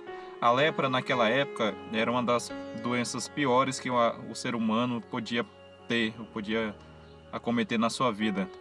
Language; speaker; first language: Portuguese; native; Portuguese